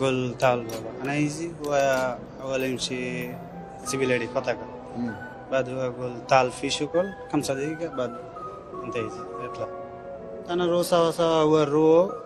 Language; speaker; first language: Arabic; non-native, learner; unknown